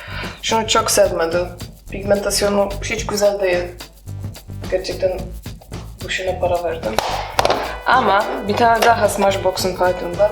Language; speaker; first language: Turkish; non-native, learner; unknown